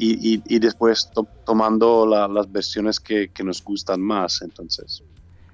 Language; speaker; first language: Spanish; non-native, learner; Italian